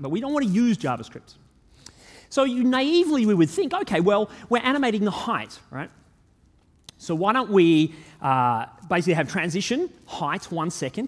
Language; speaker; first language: English; native; English